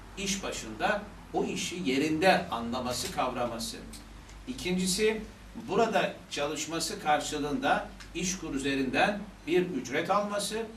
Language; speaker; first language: Turkish; native; Turkish